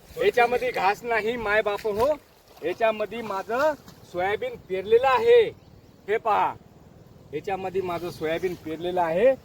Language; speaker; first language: Marathi; non-native, local second language; Lambadi